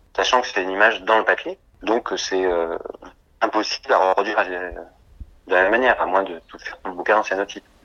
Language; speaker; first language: French; native; French